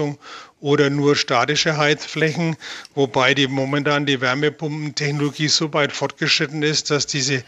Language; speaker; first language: German; native; German